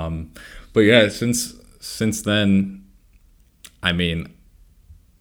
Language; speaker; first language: English; native; English